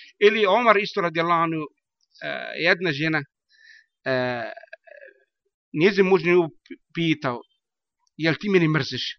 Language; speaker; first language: Bosnian; non-native, learner; Arabic